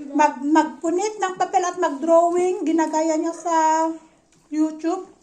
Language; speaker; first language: Filipino; native; Filipino